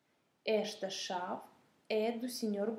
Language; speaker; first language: Portuguese; non-native, fluent; Russian